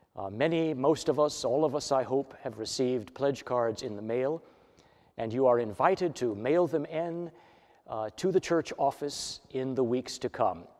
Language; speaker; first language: English; native; English